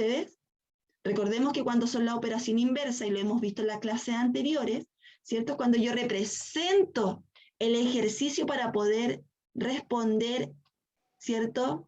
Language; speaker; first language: Spanish; native; Spanish